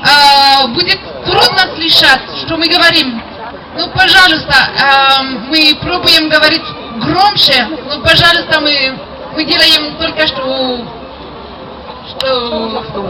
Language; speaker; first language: Russian; non-native, learner; French